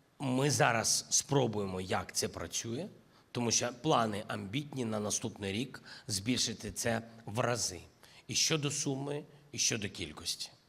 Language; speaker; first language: Ukrainian; non-native, local second language; Russian